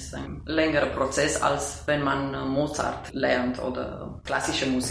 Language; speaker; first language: German; non-native, fluent; Romanian